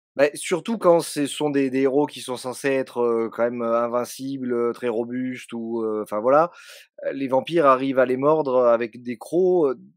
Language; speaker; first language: French; native; French